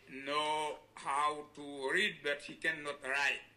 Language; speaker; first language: English; non-native, learner; Haitian Creole